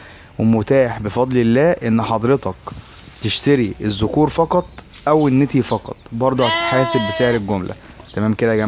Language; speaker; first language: Arabic; native; Arabic